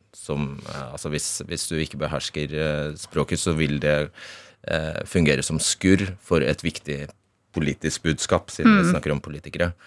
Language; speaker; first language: Norwegian; early bilingual, other home language; Bosnian